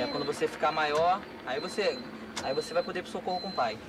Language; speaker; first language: Portuguese; native; Portuguese